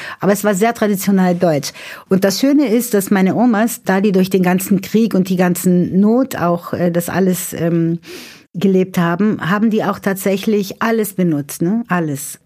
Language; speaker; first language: German; native; German